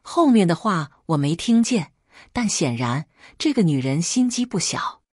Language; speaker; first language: Chinese; native; Chinese